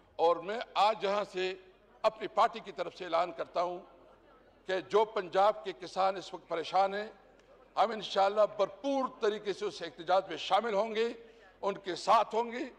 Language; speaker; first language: Urdu; non-native, local second language; Pashto